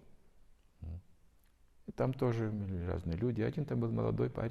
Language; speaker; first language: Russian; native; Russian